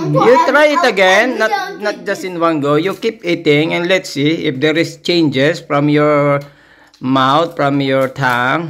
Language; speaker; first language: English; non-native, local second language; Filipino